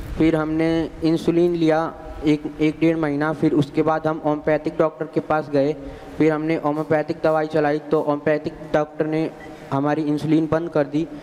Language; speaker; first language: Hindi; native; Hindi